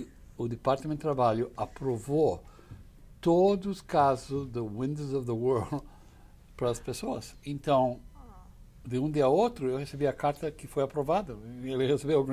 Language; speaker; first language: Portuguese; non-native, fluent; English